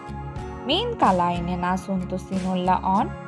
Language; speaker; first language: Finnish; non-native, learner; Bangla